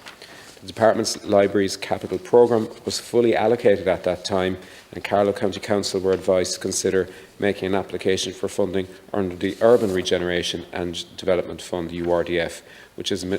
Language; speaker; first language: English; native; English